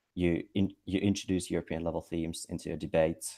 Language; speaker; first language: English; non-native, fluent; Finnish